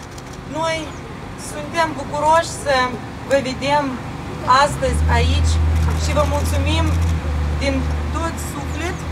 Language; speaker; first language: Romanian; non-native, local second language; Russian